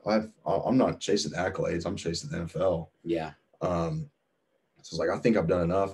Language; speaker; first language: English; native; English